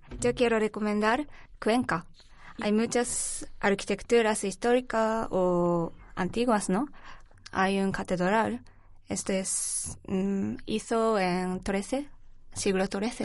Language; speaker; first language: Spanish; non-native, learner; Japanese